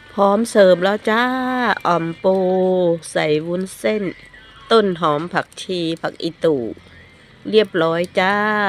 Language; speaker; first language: Thai; native; Thai